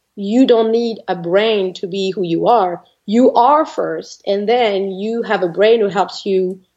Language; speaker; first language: English; non-native, fluent; French